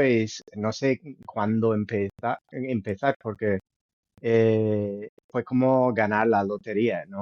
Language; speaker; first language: Spanish; non-native, fluent; English